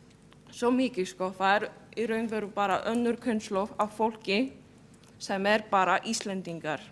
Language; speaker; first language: Icelandic; non-native, fluent; Polish